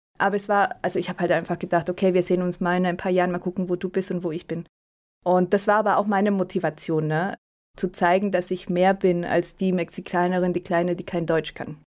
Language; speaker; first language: German; early bilingual, other home language; Spanish